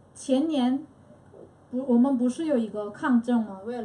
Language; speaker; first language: Chinese; non-native, fluent; Korean